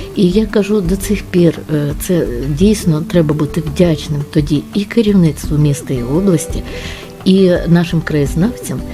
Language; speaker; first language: Ukrainian; native; Ukrainian